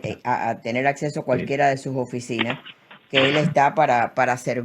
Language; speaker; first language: Spanish; native; Spanish